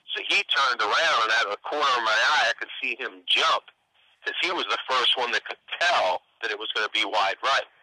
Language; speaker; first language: English; native; English